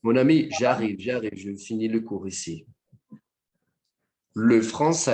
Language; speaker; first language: French; non-native, fluent; Portuguese